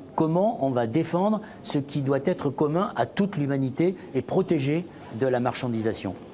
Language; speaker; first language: French; native; French